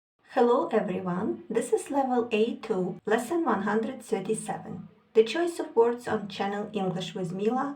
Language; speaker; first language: English; non-native, fluent; Ukrainian